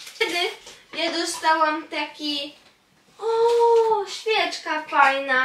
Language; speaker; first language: Polish; early bilingual, heritage; Polish